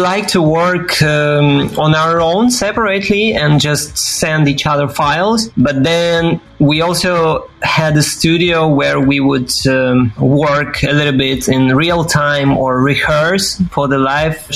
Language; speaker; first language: English; non-native, fluent; Ukrainian